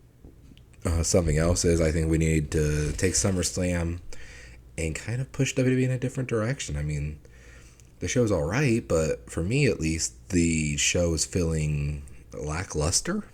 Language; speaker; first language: English; native; English